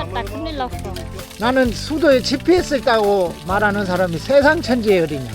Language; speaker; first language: Korean; native; Korean